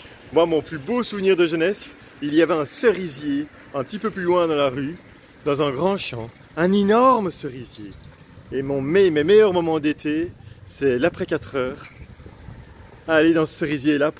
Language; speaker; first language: French; native; French